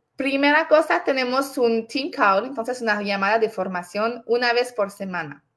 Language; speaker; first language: Spanish; non-native, fluent; French